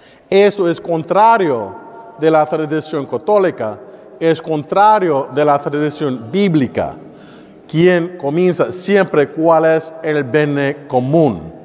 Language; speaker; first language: Spanish; non-native, learner; English